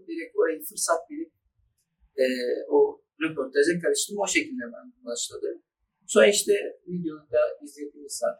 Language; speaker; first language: Turkish; early bilingual, other home language; Arabic